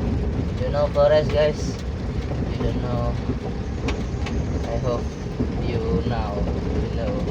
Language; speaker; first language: English; non-native, learner; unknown